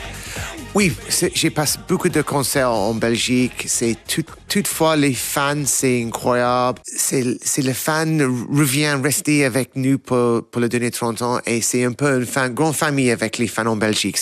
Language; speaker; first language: French; non-native, learner; English